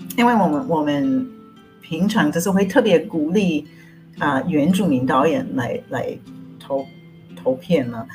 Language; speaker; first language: Chinese; non-native, fluent; English